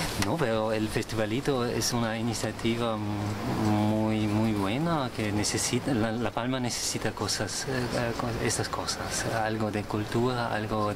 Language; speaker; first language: Spanish; non-native, learner; German